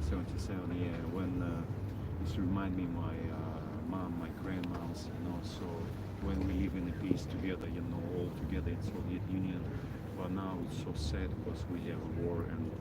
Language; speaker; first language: English; non-native, learner; Russian